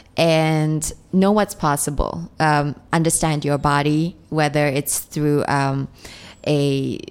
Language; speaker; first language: English; non-native, local second language; Cantonese